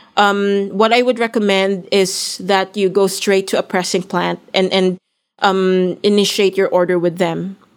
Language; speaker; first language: English; non-native, local second language; Filipino